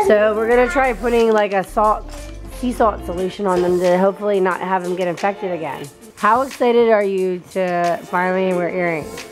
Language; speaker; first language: English; native; English